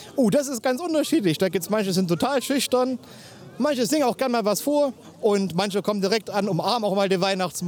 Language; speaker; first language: German; native; German